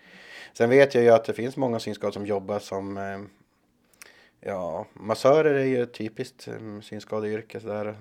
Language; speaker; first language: Swedish; native; Swedish